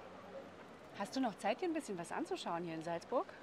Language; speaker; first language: German; native; German